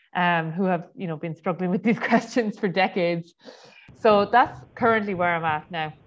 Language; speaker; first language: English; native; English